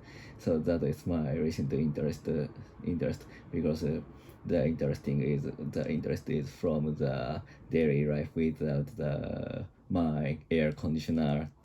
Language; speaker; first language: English; non-native, learner; Japanese